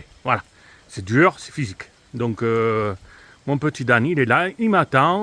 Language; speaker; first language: French; native; French